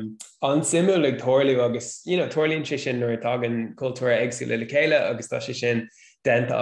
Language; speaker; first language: Irish; non-native, local second language; English